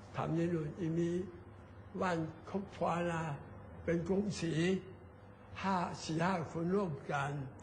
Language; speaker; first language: Thai; non-native, learner; Chinese